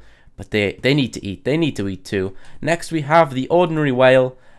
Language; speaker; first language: English; native; English